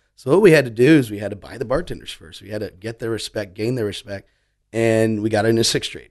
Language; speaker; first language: English; native; English